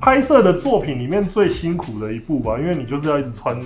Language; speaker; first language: Chinese; native; Chinese